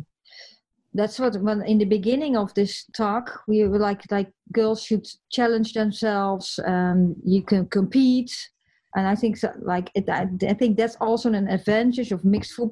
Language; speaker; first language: English; non-native, fluent; Dutch